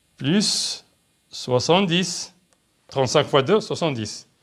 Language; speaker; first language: French; non-native, local second language; Arabic